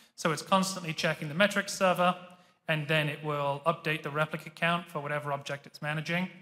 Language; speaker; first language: English; native; English